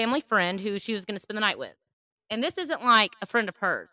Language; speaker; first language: English; native; English